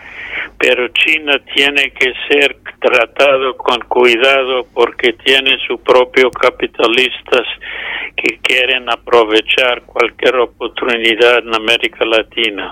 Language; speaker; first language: Spanish; non-native, fluent; English